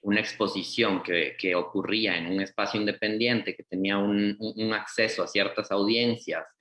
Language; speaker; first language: Spanish; native; Spanish